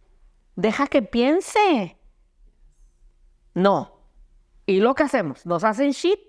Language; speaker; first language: Spanish; early bilingual, other home language; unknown